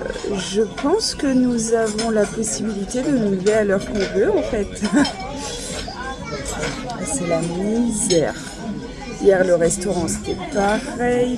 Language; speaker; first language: French; native; French